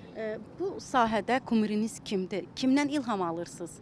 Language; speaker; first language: Azerbaijani; native; Azerbaijani